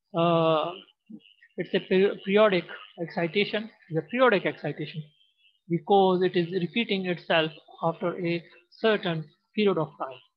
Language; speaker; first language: English; non-native, local second language; Pashto